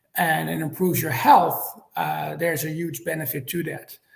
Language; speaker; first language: English; non-native, fluent; Dutch